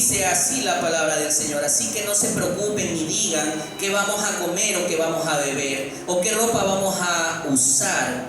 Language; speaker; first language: Spanish; native; Spanish